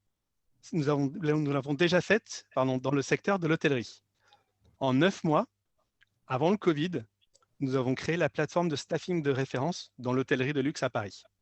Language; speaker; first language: French; native; French